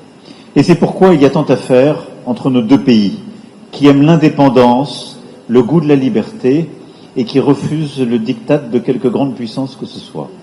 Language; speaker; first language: French; native; French